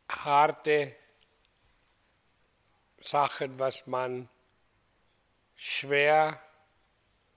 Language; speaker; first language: German; non-native, learner; Hindi